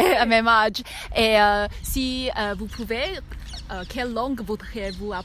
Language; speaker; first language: French; non-native, learner; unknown